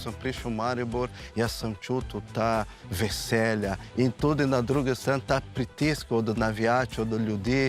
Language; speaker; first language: Slovenian; non-native, fluent; Portuguese